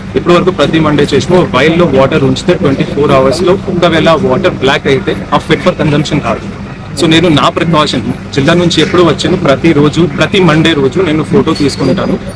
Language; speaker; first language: Telugu; non-native, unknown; Hindi